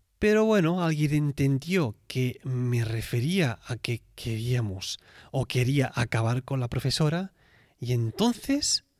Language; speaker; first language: Spanish; native; Spanish